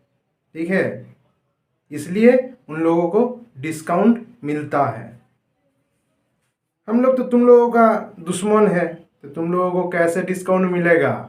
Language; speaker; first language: Hindi; non-native, local second language; Bangla